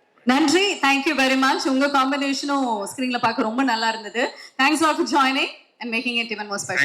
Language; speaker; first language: Tamil; native; Tamil